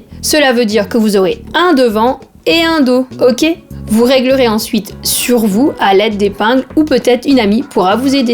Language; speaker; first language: French; native; French